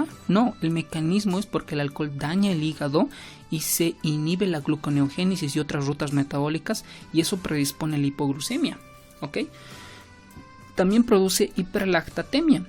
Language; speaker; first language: Spanish; native; Spanish